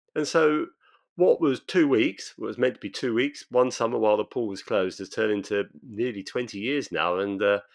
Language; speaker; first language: English; native; English